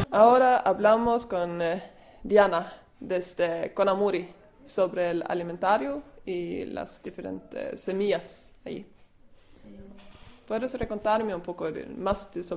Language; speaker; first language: Spanish; non-native, learner; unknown